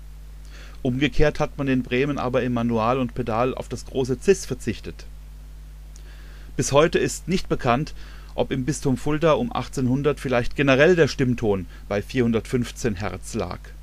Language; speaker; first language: German; native; German